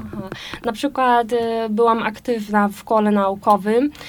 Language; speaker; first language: Polish; non-native, learner; German